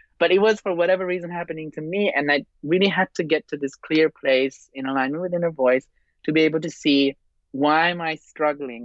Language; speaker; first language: English; non-native, fluent; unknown